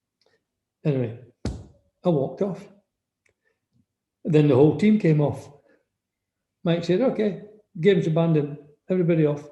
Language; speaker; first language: English; native; English